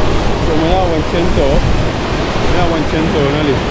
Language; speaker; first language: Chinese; non-native, learner; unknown